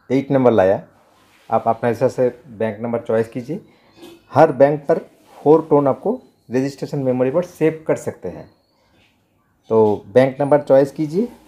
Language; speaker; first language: Hindi; non-native, local second language; Bangla